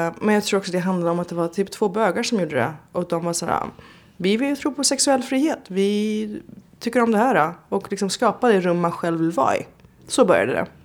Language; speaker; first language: Swedish; early bilingual, other home language; Persian